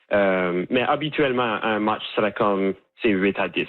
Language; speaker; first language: French; native; French